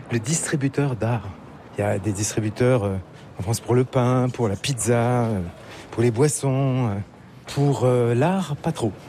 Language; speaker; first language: French; native; French